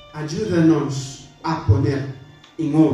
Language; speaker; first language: Spanish; non-native, fluent; Haitian Creole